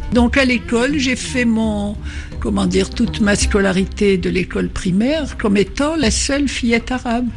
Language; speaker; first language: French; non-native, local second language; Arabic